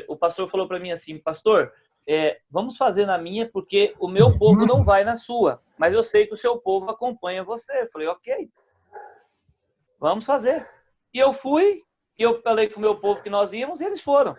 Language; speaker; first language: Portuguese; native; Portuguese